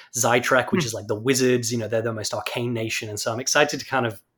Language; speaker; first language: English; native; English